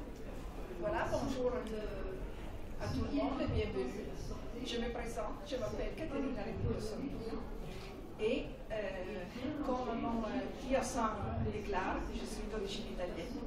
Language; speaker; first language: French; non-native, fluent; Italian